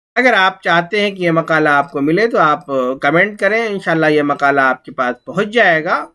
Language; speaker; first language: Urdu; native; Urdu